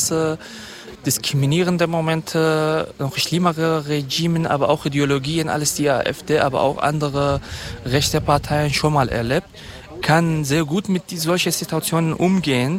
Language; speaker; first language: German; non-native, fluent; Kurdish